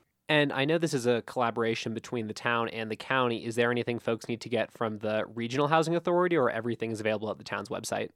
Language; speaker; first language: English; native; English